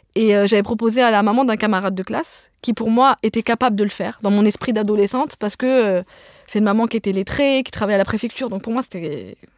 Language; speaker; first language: French; early bilingual, other home language; Arabic